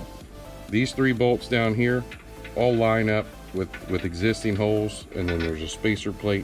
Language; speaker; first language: English; native; English